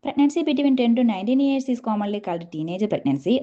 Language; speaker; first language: English; non-native, local second language; Malayalam